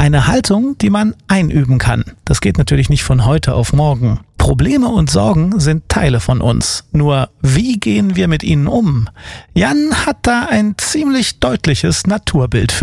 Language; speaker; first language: German; native; German